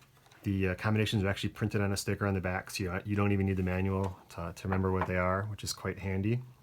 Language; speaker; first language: English; native; English